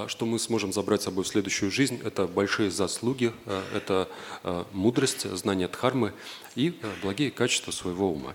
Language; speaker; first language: Russian; native; Russian